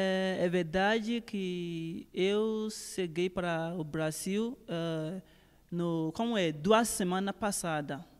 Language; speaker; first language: Portuguese; non-native, learner; Yoruba